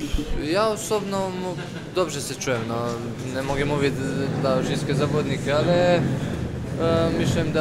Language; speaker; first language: Polish; non-native, fluent; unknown